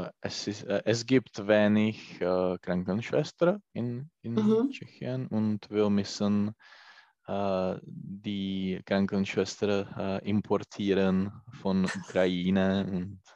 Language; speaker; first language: German; non-native, learner; Czech